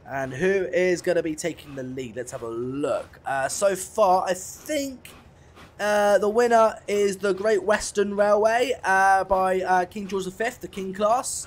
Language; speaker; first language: English; native; English